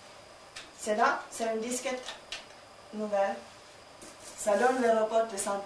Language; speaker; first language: French; non-native, learner; Finnish